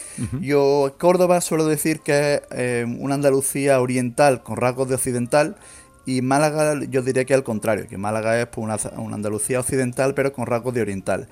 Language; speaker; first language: Spanish; native; Spanish